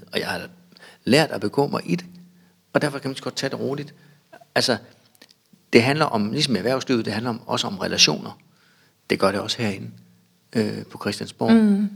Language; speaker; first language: Danish; native; Danish